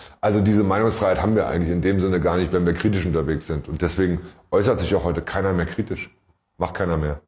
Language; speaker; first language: German; native; German